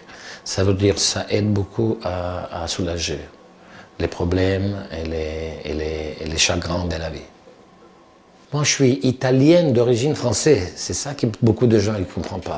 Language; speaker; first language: French; non-native, fluent; Italian